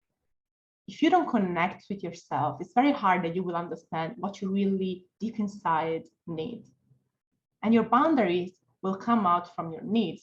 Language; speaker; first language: English; non-native, fluent; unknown